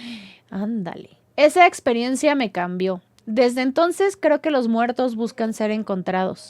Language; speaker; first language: Spanish; native; Spanish